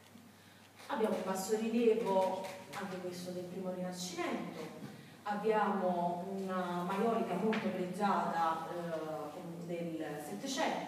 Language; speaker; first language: Italian; native; Italian